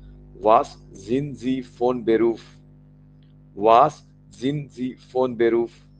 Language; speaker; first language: German; non-native, learner; Marathi